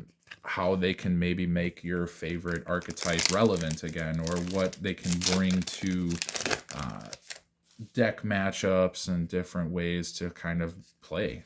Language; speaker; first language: English; native; English